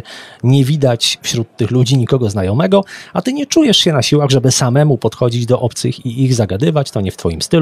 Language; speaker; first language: Polish; native; Polish